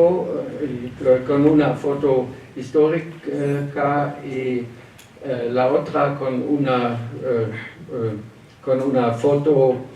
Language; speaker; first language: Spanish; non-native, learner; German